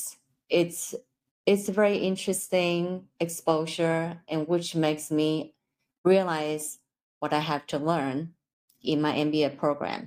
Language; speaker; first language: English; non-native, fluent; Chinese